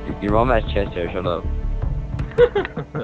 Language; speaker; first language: English; native; English